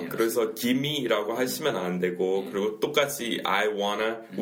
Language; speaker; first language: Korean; non-native, fluent; English